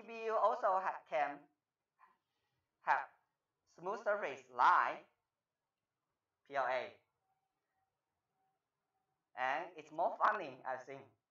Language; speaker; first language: English; non-native, fluent; Chinese